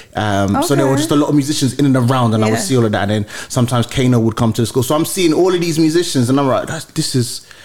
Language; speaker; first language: English; early bilingual, other home language; Yoruba